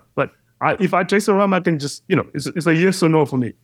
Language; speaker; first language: English; non-native, local second language; Shona